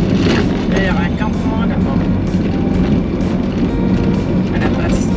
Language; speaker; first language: French; native; French